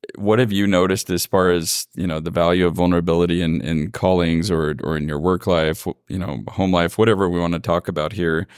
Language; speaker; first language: English; native; English